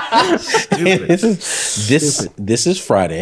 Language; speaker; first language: English; native; English